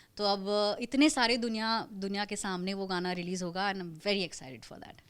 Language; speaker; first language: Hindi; non-native, local second language; Marathi